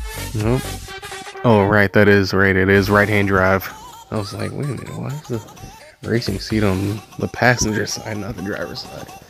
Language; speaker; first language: English; native; English